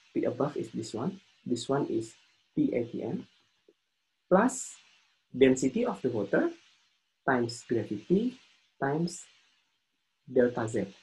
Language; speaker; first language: English; non-native, fluent; Indonesian